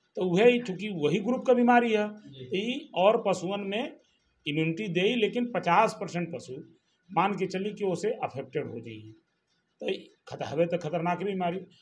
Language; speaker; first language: Hindi; native; Hindi